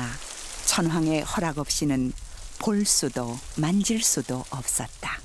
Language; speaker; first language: Korean; native; Korean